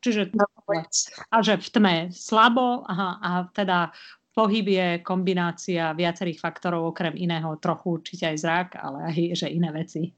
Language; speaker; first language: Slovak; native; Slovak